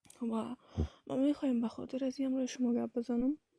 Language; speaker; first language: Persian; early bilingual, heritage; Persian